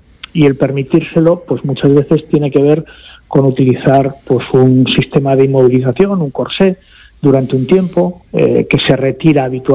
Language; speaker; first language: Spanish; native; Spanish